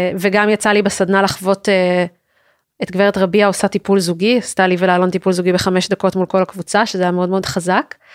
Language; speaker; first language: Hebrew; native; Hebrew